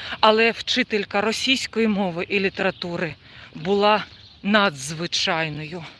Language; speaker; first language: Ukrainian; non-native, local second language; Russian